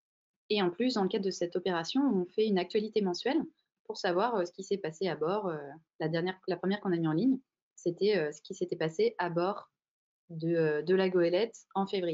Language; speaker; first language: French; native; French